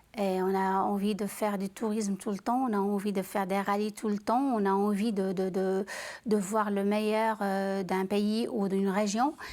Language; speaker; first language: French; non-native, local second language; Arabic